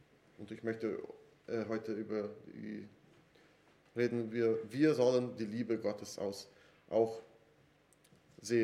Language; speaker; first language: German; non-native, fluent; Portuguese